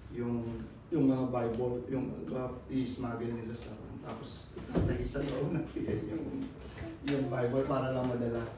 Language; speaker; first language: Filipino; native; Filipino